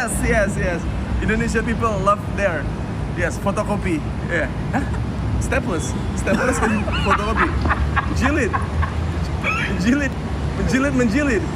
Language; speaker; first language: English; non-native, learner; Indonesian